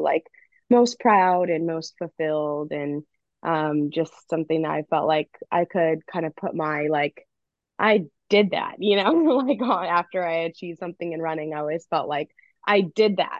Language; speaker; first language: English; native; English